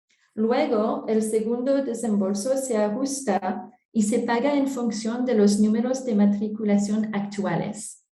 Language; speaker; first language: Spanish; non-native, fluent; French